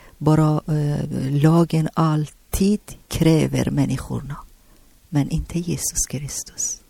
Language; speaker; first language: Swedish; non-native, learner; Persian